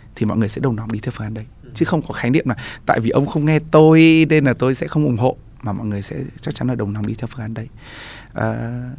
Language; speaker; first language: Vietnamese; native; Vietnamese